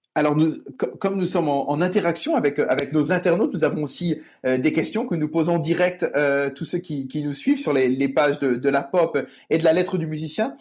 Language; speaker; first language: French; native; French